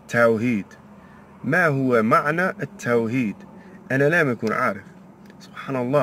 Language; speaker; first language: Arabic; non-native, learner; English